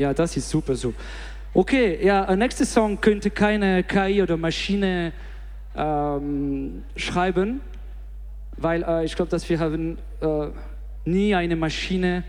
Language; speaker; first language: German; non-native, learner; English